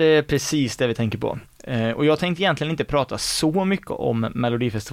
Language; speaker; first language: Swedish; native; Swedish